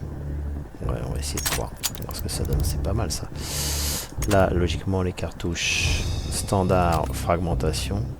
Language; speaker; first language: French; native; French